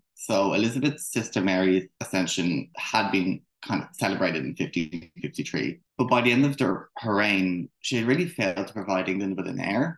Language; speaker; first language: English; native; English